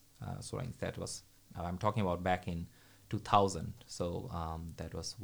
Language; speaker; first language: English; non-native, local second language; Bangla